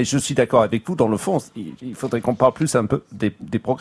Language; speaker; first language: French; non-native, fluent; English